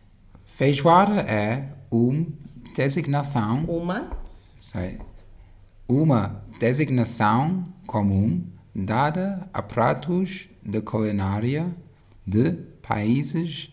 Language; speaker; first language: Portuguese; non-native, learner; English